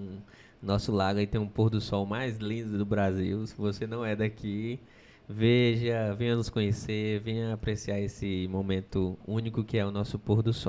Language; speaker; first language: Portuguese; native; Portuguese